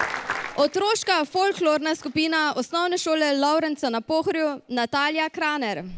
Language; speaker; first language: Slovenian; native; Slovenian